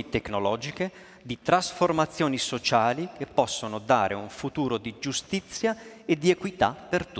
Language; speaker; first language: Italian; native; Italian